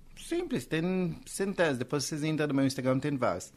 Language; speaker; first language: Portuguese; non-native, fluent; Hebrew